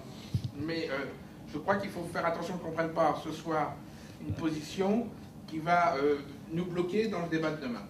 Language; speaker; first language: French; native; French